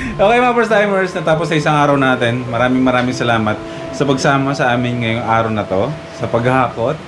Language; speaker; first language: Filipino; native; Filipino